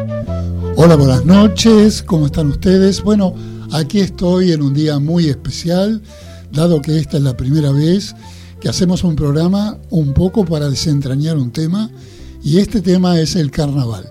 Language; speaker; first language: Spanish; native; Spanish